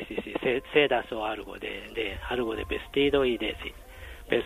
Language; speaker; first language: Spanish; non-native, learner; Japanese